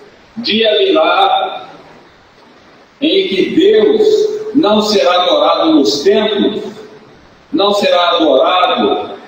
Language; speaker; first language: Portuguese; native; Portuguese